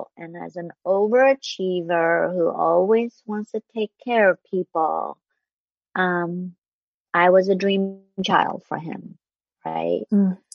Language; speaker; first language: English; non-native, fluent; Vietnamese